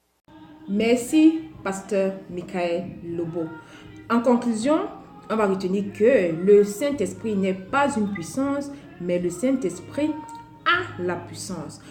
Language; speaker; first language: French; non-native, local second language; Basaa